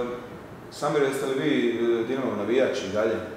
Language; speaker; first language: Serbian; native; Serbian